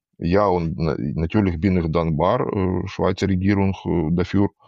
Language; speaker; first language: German; non-native, learner; Ukrainian